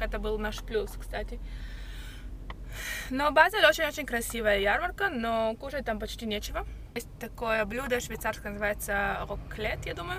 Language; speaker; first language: Russian; early bilingual, heritage; Russian